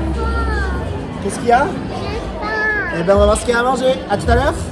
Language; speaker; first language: French; native; French